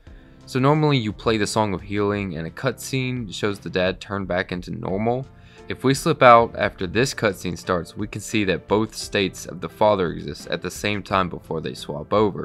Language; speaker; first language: English; native; English